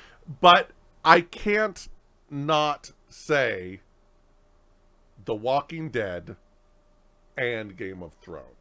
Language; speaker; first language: English; native; English